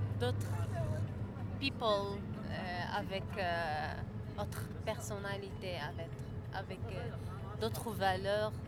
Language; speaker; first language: French; non-native, learner; Arabic